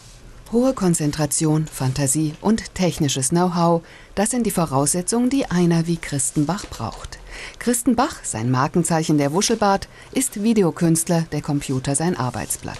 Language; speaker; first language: German; native; German